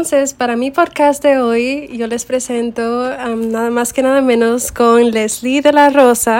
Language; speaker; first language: Spanish; early bilingual, heritage; Spanish